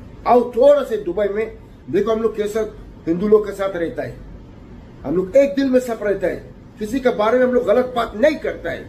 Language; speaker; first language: Hindi; non-native, learner; Arabic